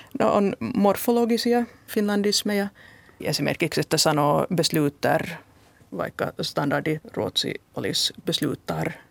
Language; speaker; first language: Finnish; non-native, local second language; Swedish